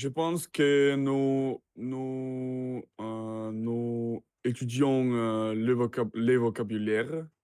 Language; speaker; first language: French; non-native, learner; Russian